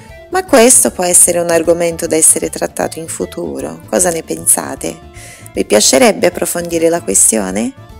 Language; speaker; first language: Italian; non-native, fluent; Portuguese